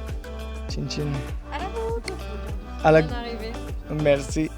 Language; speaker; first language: French; non-native, learner; Hindi